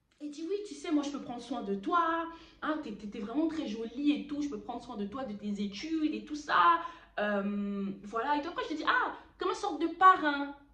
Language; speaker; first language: French; early bilingual, other home language; Lingala